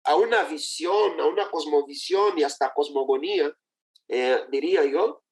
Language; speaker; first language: Spanish; non-native, fluent; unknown